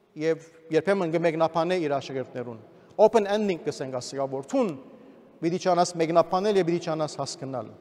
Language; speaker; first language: Armenian; early bilingual, heritage; Armenian